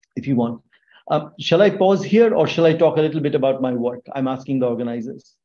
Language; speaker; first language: English; non-native, local second language; Bangla